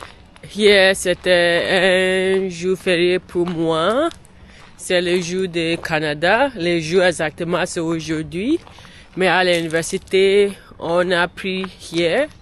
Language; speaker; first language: French; non-native, learner; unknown